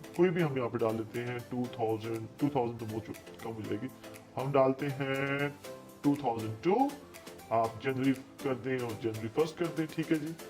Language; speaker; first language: Urdu; non-native, local second language; Punjabi